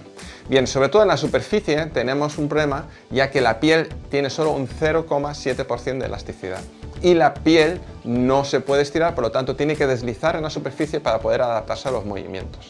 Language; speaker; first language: Spanish; native; Spanish